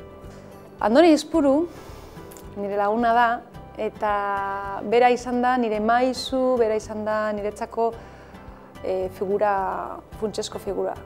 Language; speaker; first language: Basque; non-native, local second language; Spanish